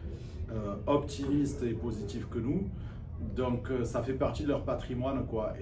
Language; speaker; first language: French; native; French